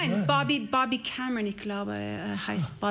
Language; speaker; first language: German; non-native, learner; English